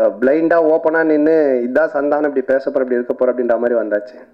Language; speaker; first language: Tamil; native; Tamil